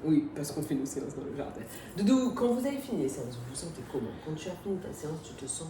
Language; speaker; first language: French; native; French